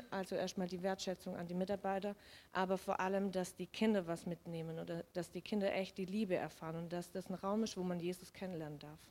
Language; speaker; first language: German; native; German